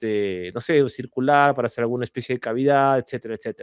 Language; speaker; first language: Spanish; native; Spanish